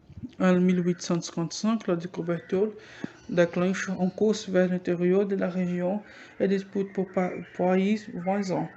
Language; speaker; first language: French; non-native, learner; Portuguese